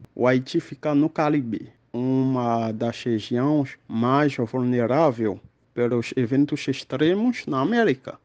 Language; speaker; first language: Portuguese; non-native, fluent; Haitian Creole